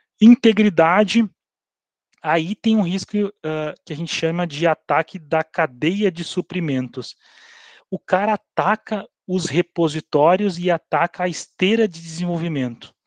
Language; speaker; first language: Portuguese; native; Portuguese